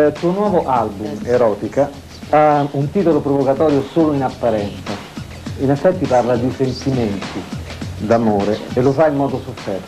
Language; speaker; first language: Italian; native; Italian